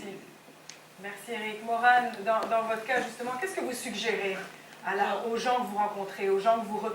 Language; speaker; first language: French; native; French